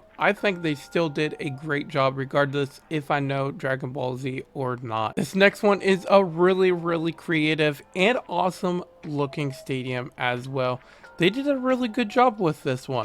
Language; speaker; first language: English; native; English